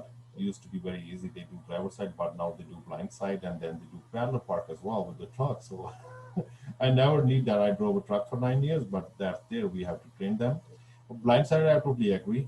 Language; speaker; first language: English; non-native, fluent; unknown